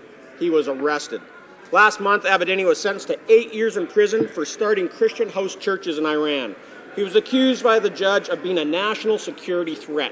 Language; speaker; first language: English; native; English